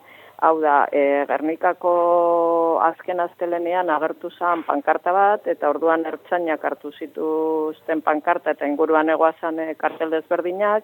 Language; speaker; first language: Basque; native; Basque